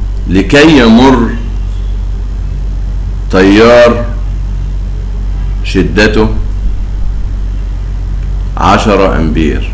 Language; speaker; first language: Arabic; native; Arabic